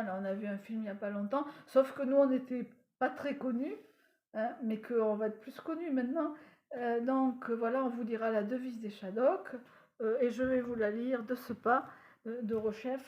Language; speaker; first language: French; native; French